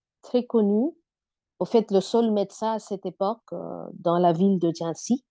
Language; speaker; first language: French; non-native, fluent; Bangla